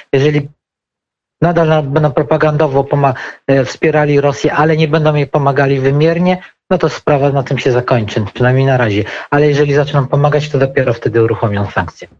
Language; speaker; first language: Polish; native; Polish